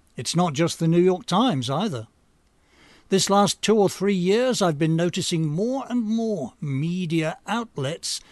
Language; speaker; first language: English; native; English